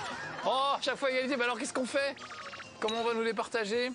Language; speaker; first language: French; native; French